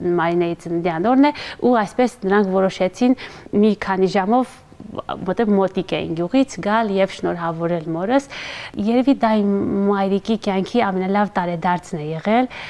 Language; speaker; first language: Armenian; native; Armenian